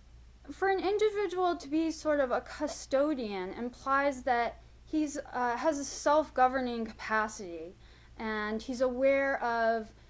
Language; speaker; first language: English; native; English